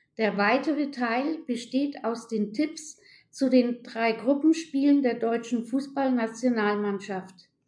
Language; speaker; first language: German; native; German